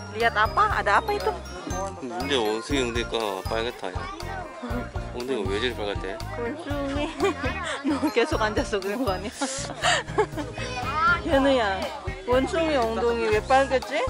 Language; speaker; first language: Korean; non-native, fluent; Indonesian